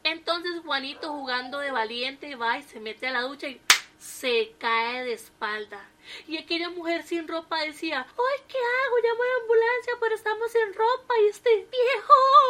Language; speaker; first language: Spanish; native; Spanish